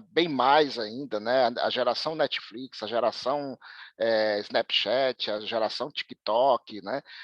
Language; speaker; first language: Portuguese; native; Portuguese